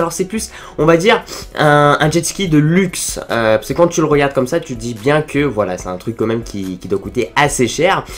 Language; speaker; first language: French; native; French